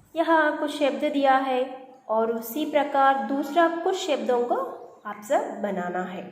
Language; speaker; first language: Hindi; non-native, local second language; Telugu